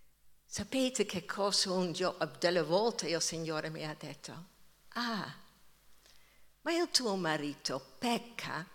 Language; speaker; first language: Italian; non-native, fluent; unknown